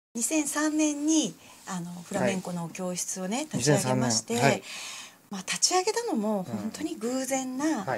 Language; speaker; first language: Japanese; native; Japanese